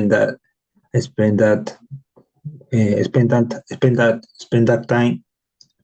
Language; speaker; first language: English; non-native, learner; Spanish